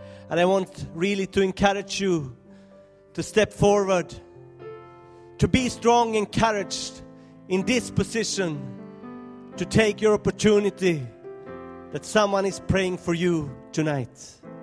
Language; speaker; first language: English; non-native, fluent; Swedish